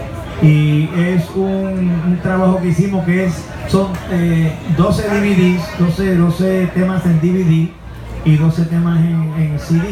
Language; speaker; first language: Spanish; native; Spanish